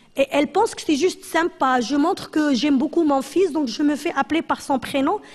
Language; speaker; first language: French; non-native, local second language; Arabic